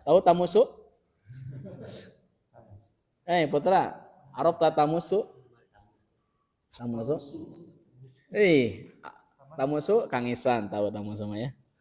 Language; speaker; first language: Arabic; non-native, fluent; Indonesian